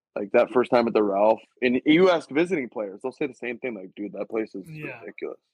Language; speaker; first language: English; native; English